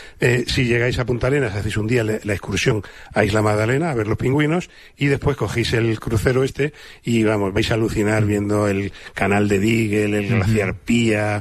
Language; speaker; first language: Spanish; native; Spanish